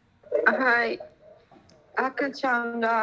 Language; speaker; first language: Japanese; non-native, learner; Spanish